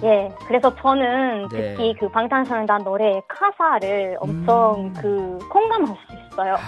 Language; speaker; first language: Korean; non-native, learner; Swedish